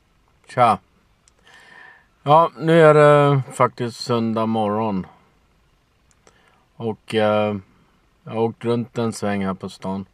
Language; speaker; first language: Swedish; native; Swedish